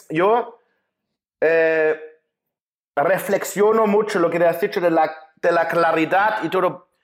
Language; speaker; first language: Spanish; non-native, fluent; German